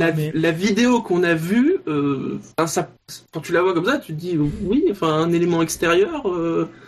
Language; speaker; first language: French; native; French